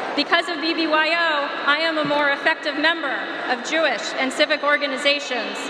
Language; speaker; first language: English; native; English